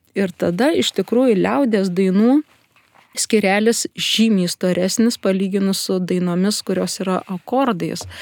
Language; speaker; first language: Lithuanian; native; Lithuanian